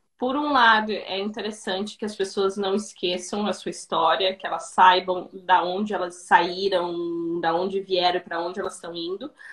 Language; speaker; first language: Portuguese; native; Portuguese